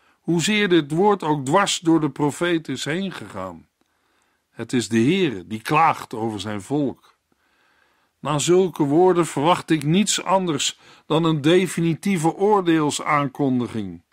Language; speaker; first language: Dutch; native; Dutch